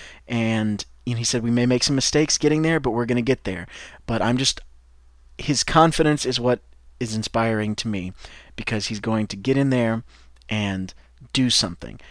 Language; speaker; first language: English; native; English